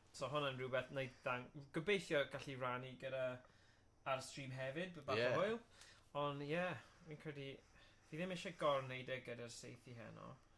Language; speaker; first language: Welsh; native; Welsh